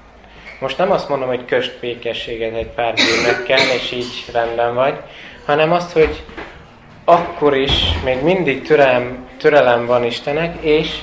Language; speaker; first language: Hungarian; non-native, fluent; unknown